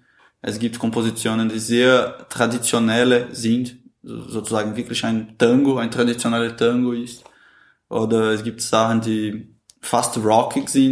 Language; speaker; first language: German; non-native, fluent; Portuguese